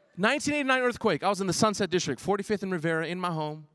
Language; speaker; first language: English; early bilingual, other home language; Chinese